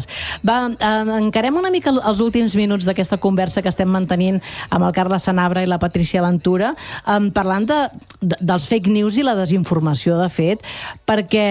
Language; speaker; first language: Catalan; native; Catalan